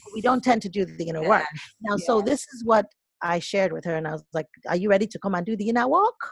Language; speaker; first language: English; native; English